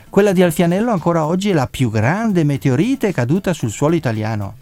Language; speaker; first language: Italian; native; Italian